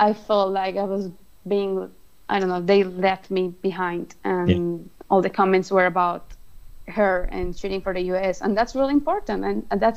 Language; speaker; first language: English; non-native, fluent; Spanish